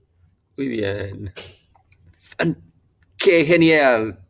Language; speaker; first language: Spanish; non-native, fluent; English